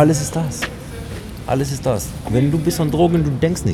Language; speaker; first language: German; non-native, learner; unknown